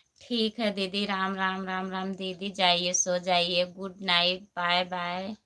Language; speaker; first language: Hindi; native; Hindi